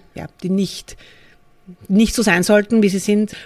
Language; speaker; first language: German; native; German